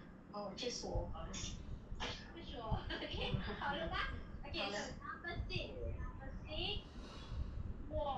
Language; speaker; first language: Chinese; non-native, learner; Malay